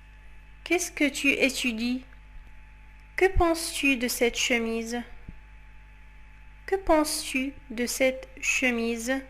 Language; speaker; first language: French; non-native, fluent; Arabic